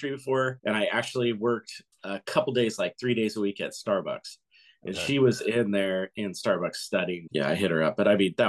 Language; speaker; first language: English; native; English